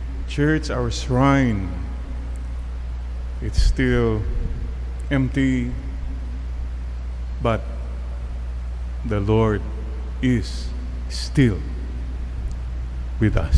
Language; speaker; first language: English; non-native, local second language; Iloko